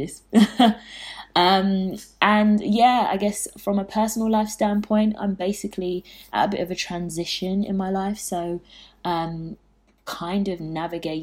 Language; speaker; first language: English; native; English